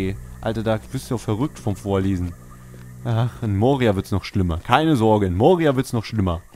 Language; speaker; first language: German; native; German